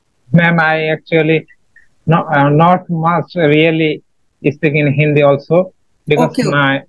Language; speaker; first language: English; non-native, learner; Bangla